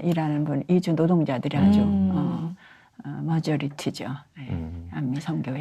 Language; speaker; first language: Korean; native; Korean